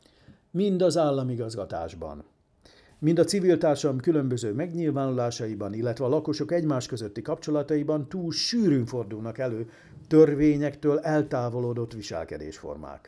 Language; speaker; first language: Hungarian; native; Hungarian